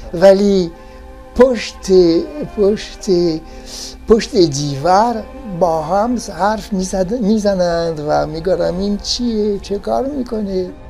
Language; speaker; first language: Persian; non-native, fluent; French